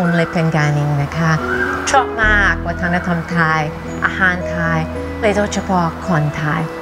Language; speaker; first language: Thai; non-native, fluent; English